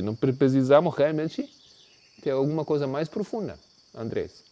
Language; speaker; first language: Portuguese; non-native, fluent; Spanish